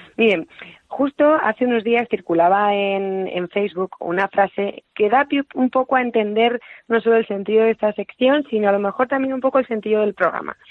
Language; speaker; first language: Spanish; native; Spanish